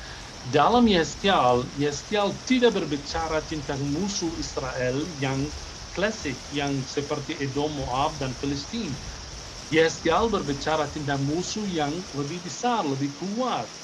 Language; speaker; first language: Indonesian; non-native, fluent; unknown